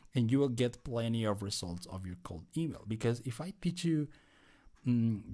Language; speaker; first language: English; non-native, fluent; Spanish